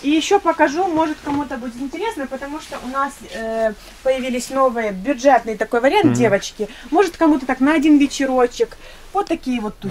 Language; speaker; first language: Russian; native; Russian